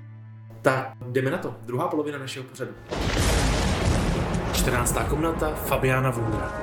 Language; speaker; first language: Czech; native; Czech